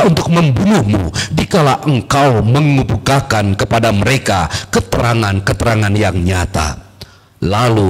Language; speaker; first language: Indonesian; native; Indonesian